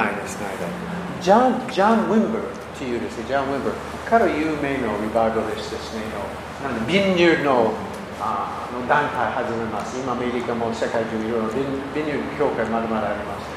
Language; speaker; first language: Japanese; non-native, learner; English